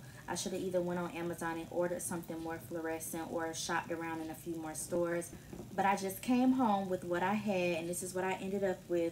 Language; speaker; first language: English; native; English